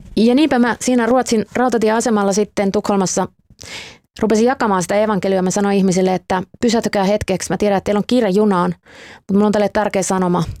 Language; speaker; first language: Finnish; native; Finnish